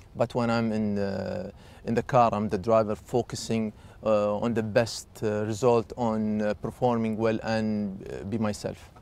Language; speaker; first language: English; non-native, fluent; Arabic